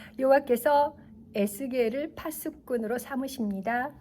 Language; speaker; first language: Korean; native; Korean